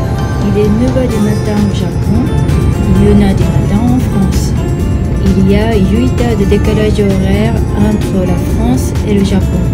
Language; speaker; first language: French; non-native, fluent; Japanese